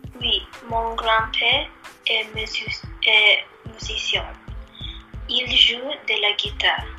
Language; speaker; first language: French; non-native, learner; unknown